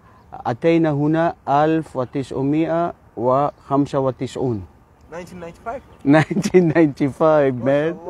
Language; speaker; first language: Arabic; non-native, fluent; Maranao